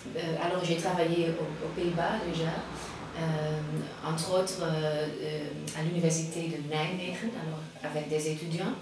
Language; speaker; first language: French; non-native, fluent; Dutch